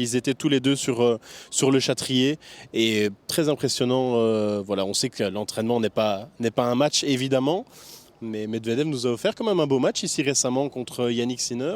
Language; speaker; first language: French; native; French